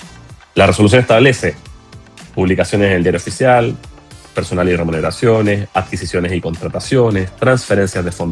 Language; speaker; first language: Spanish; native; Spanish